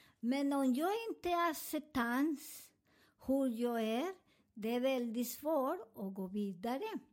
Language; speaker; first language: Swedish; non-native, fluent; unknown